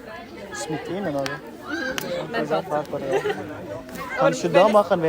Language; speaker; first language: German; non-native, learner; Tigrinya